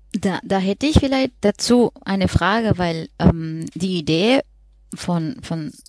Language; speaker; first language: German; non-native, fluent; Spanish